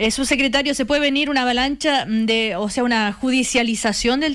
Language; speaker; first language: Spanish; native; Spanish